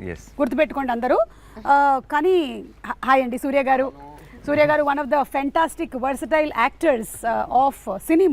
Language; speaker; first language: Telugu; native; Telugu